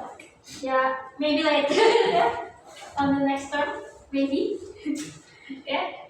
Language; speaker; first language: English; non-native, fluent; Indonesian